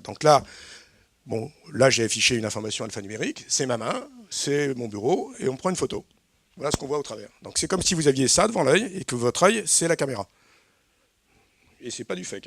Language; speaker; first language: French; native; French